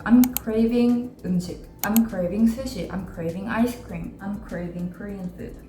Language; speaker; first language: English; non-native, fluent; Korean